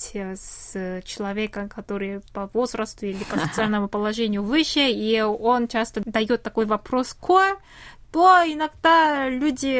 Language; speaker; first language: Russian; non-native, fluent; Korean